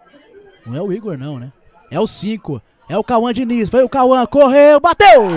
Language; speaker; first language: Portuguese; native; Portuguese